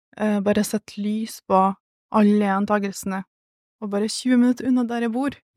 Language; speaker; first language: Norwegian; early bilingual, other home language; Russian